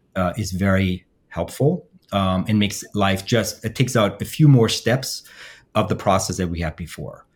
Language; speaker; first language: English; non-native, fluent; German